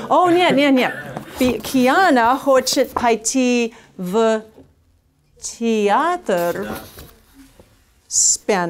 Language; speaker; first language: Russian; non-native, fluent; English